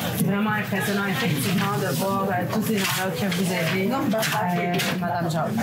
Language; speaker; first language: French; native; French